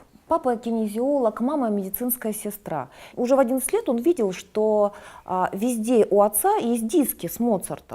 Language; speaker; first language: Russian; native; Russian